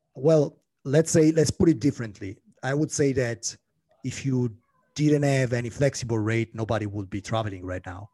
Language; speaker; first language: English; non-native, fluent; Italian